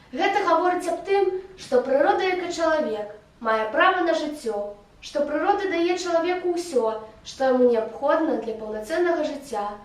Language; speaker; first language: Belarusian; native; Belarusian